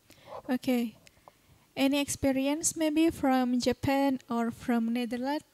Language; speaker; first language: English; non-native, fluent; Indonesian